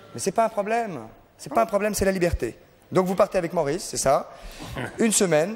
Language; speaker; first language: French; native; French